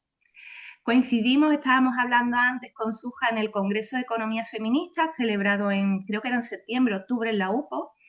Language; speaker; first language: Spanish; native; Spanish